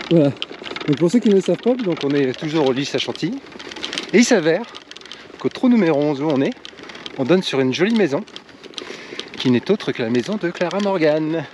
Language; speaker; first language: French; native; French